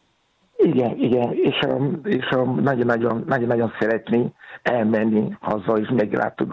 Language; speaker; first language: Hungarian; non-native, learner; Yoruba